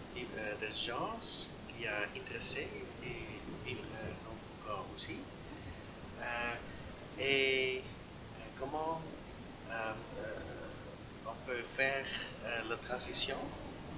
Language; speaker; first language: French; non-native, learner; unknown